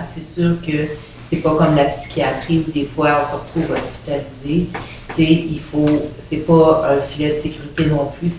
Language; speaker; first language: French; native; French